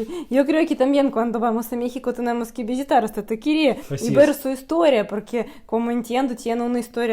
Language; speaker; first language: Spanish; non-native, fluent; Russian